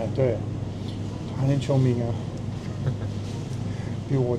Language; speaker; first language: Chinese; non-native, fluent; English